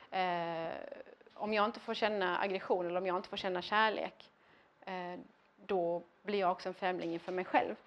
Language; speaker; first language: Swedish; early bilingual, other home language; Persian